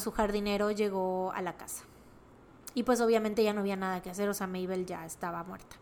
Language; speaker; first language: Spanish; native; Spanish